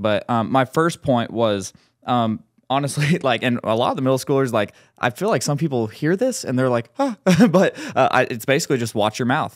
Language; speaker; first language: English; native; English